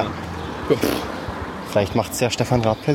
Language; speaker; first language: German; native; German